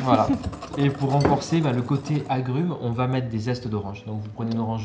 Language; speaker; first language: French; native; French